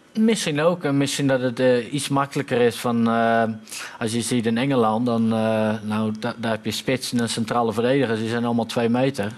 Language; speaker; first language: Dutch; native; Dutch